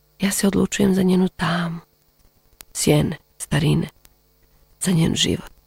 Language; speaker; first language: Bosnian; native; Bosnian